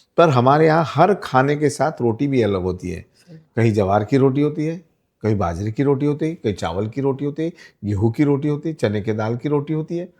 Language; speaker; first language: Hindi; non-native, local second language; Marathi